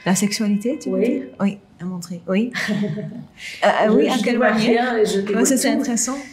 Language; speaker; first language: French; non-native, local second language; Dutch